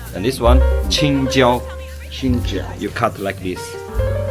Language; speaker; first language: English; non-native, learner; Chinese